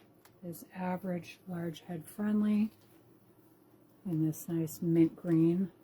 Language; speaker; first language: English; native; English